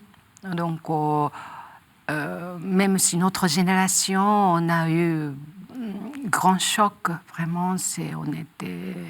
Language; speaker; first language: French; non-native, learner; Japanese